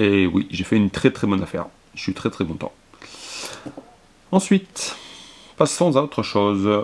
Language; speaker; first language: French; native; French